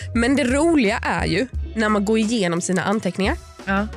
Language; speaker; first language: Swedish; native; Swedish